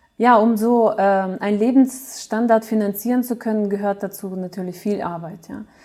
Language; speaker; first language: German; early bilingual, other home language; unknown